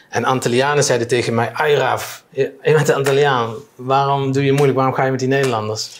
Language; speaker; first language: Dutch; native; Dutch